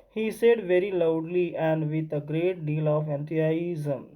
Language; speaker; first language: English; non-native, local second language; Kannada